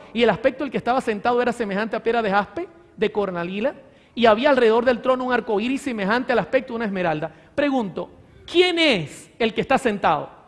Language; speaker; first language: Spanish; native; Spanish